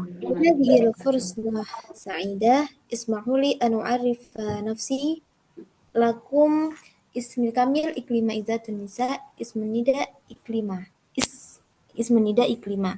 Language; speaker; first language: Arabic; non-native, learner; Indonesian